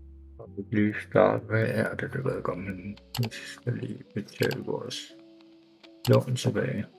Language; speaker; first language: Danish; native; Danish